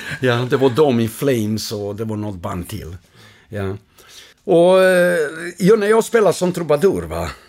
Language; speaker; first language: Swedish; non-native, fluent; Croatian